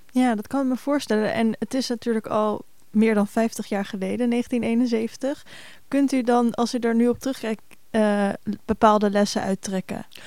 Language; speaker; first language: Dutch; native; Dutch